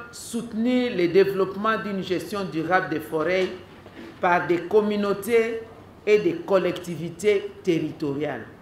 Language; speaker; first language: French; non-native, local second language; Lingala